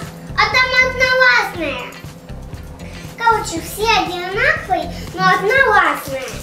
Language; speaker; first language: Russian; native; Russian